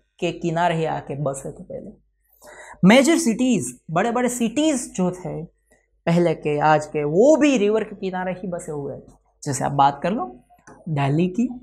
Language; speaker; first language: Hindi; non-native, local second language; Gujarati